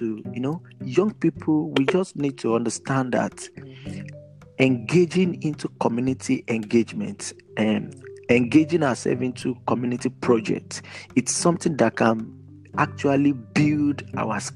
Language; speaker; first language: English; non-native, local second language; Yoruba